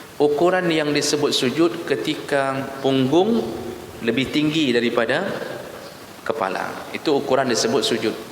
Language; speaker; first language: Malay; non-native, local second language; Achinese